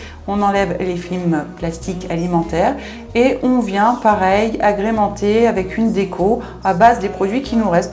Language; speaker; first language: French; native; French